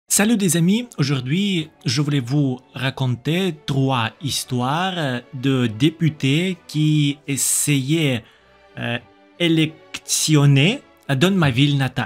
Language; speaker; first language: French; non-native, learner; Russian